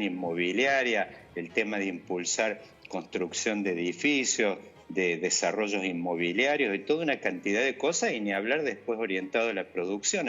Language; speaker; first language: Spanish; native; Spanish